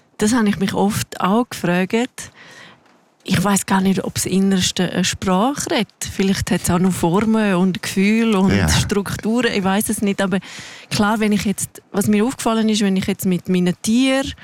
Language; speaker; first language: German; non-native, local second language; Romansh